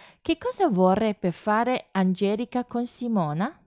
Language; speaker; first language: Italian; non-native, fluent; Chinese